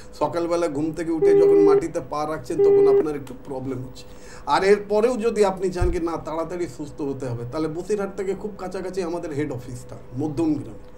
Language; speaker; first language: Bangla; non-native, local second language; Hindi